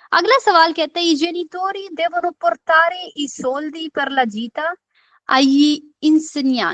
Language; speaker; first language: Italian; non-native, fluent; Urdu